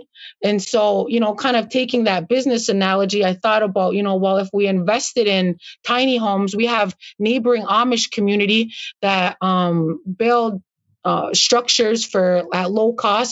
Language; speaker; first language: English; native; English